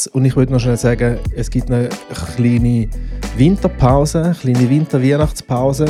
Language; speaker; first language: German; native; German